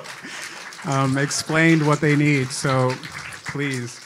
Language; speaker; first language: English; native; English